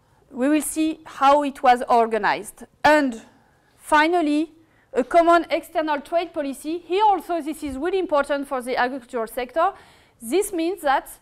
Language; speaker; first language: English; non-native, fluent; French